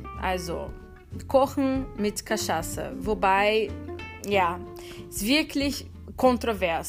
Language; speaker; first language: German; non-native, fluent; Portuguese